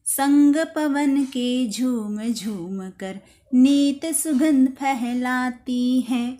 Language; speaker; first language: Hindi; non-native, local second language; Marathi